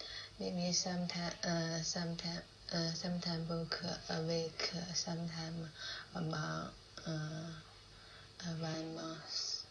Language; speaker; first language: English; non-native, learner; Chinese